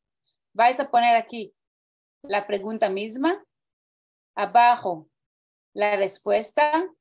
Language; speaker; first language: Spanish; non-native, fluent; Portuguese